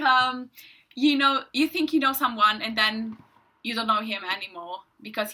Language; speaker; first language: English; non-native, fluent; Italian